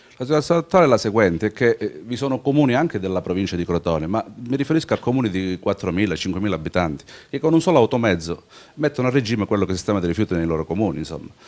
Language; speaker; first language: Italian; native; Italian